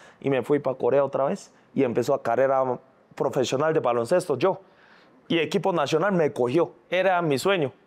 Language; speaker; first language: Spanish; non-native, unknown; Korean